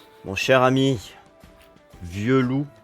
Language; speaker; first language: French; native; French